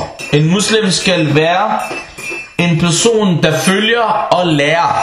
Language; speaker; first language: Danish; non-native, fluent; Arabic